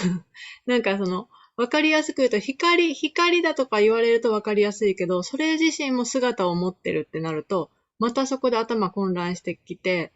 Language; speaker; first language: Japanese; native; Japanese